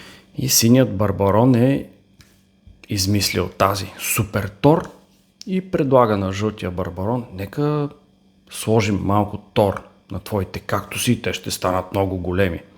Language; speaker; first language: Bulgarian; native; Bulgarian